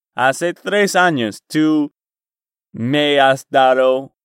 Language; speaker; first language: Spanish; non-native, learner; English